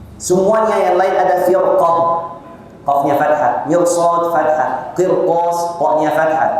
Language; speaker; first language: Malay; non-native, fluent; Arabic